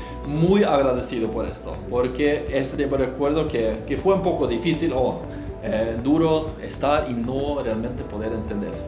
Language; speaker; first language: Spanish; non-native, fluent; Norwegian